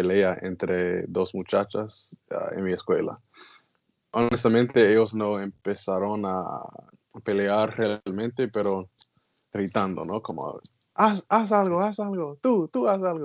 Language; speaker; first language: Spanish; non-native, learner; English